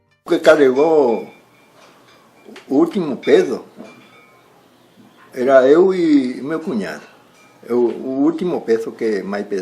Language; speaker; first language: Portuguese; non-native, learner; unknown